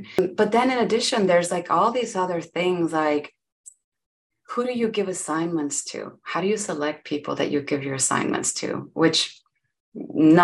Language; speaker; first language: English; non-native, fluent; Spanish